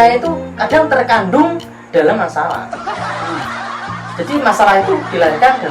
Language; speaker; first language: Indonesian; non-native, local second language; Javanese